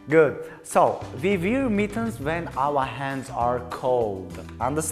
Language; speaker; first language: English; non-native, learner; Tajik